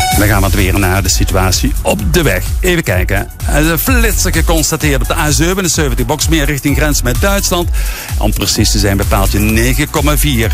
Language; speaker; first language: Dutch; native; Dutch